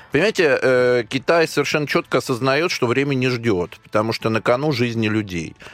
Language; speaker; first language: Russian; native; Russian